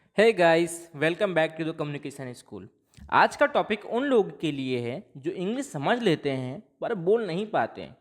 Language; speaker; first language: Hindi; non-native, local second language; Bhojpuri